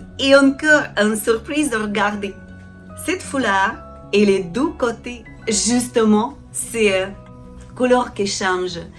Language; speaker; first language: French; non-native, learner; Ukrainian